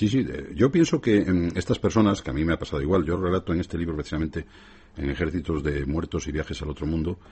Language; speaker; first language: Spanish; native; Spanish